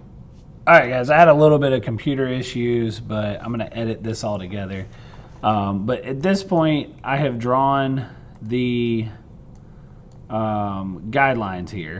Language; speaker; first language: English; native; English